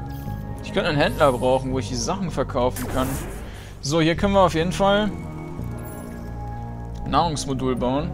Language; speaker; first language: German; native; German